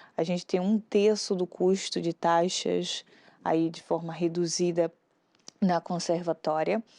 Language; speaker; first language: Portuguese; native; Portuguese